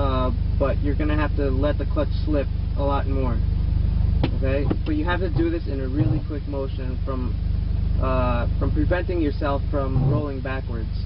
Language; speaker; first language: English; native; English